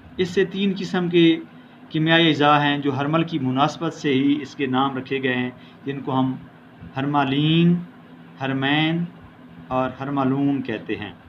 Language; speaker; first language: Urdu; non-native, local second language; Punjabi